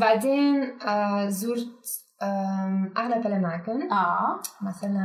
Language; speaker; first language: Arabic; non-native, learner; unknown